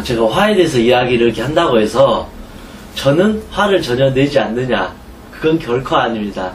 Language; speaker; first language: Korean; native; Korean